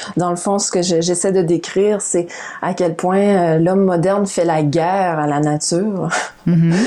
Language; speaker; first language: French; native; French